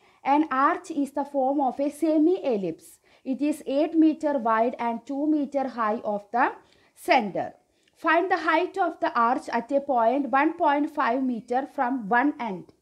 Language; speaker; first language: English; non-native, local second language; Malayalam